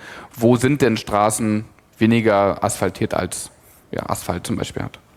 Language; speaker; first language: German; native; German